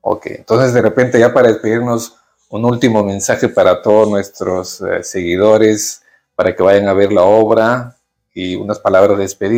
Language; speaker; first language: Spanish; native; Spanish